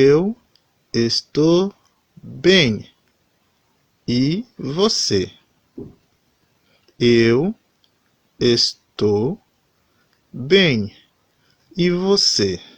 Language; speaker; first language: Portuguese; non-native, learner; Haitian Creole